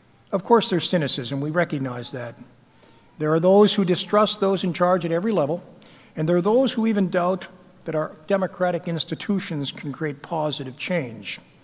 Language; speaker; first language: English; native; English